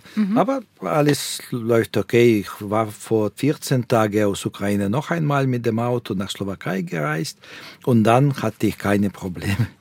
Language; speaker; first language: German; non-native, fluent; Russian